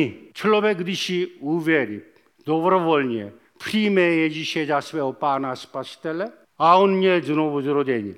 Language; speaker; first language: Czech; non-native, fluent; Korean